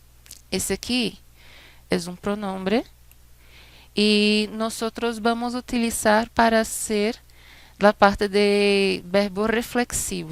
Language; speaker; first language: Spanish; non-native, fluent; Portuguese